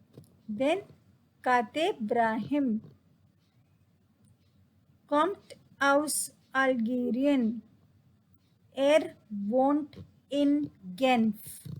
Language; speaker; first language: German; non-native, fluent; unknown